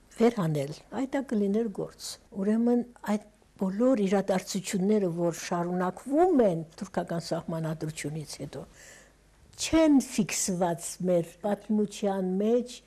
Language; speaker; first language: Armenian; early bilingual, heritage; Armenian